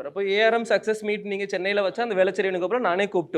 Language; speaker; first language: Tamil; native; Tamil